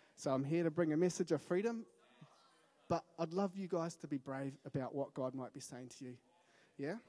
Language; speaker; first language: English; native; English